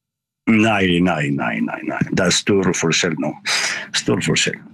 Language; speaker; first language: Norwegian; non-native, learner; Arabic